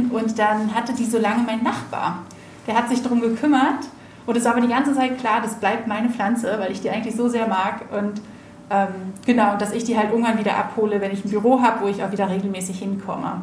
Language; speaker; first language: German; native; German